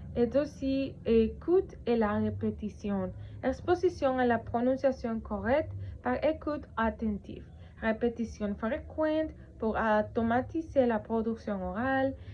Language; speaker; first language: French; non-native, learner; Spanish